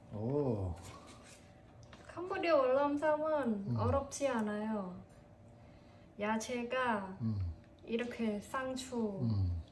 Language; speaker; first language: Korean; non-native, learner; Khmer